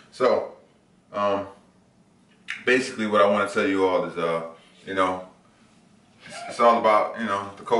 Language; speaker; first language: English; native; English